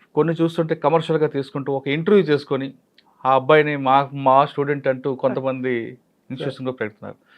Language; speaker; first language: Telugu; native; Telugu